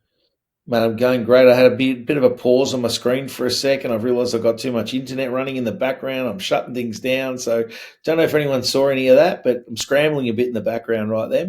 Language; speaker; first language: English; native; English